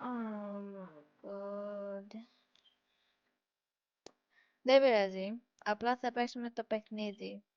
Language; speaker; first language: Greek; early bilingual, heritage; Greek